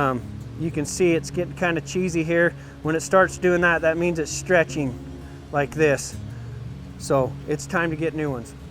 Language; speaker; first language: English; native; English